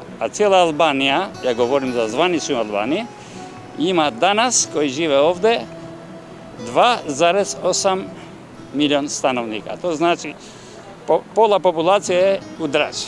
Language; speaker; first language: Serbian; non-native, learner; Albanian